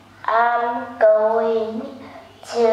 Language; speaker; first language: English; non-native, learner; Vietnamese